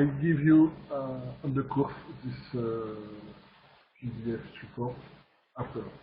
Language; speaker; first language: English; non-native, learner; French